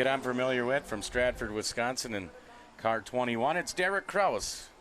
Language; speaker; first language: English; native; English